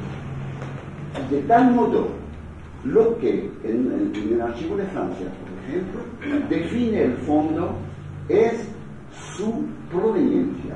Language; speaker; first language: Spanish; non-native, fluent; French